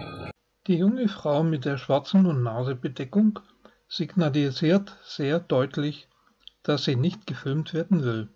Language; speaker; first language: German; native; German